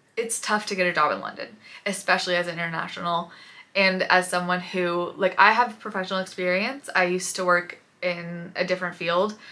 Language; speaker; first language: English; native; English